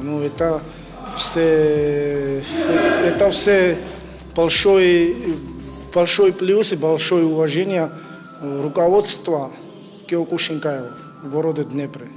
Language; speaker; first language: Russian; non-native, fluent; Georgian